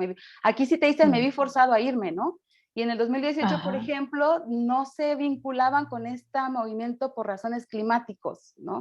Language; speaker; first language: Spanish; native; Spanish